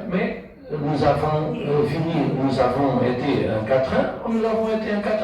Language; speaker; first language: French; non-native, fluent; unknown